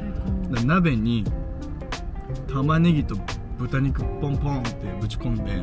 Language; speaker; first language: Japanese; native; Japanese